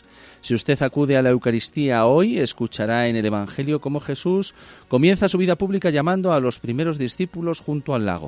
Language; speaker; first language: Spanish; native; Spanish